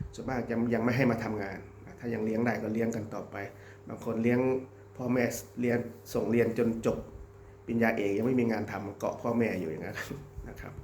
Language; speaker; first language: Thai; native; Thai